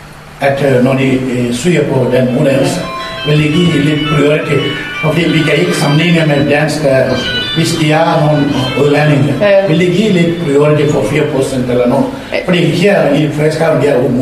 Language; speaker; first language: Danish; non-native, fluent; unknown